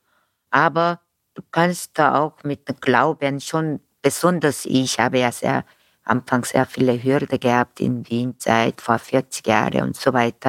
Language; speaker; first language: German; non-native, fluent; Korean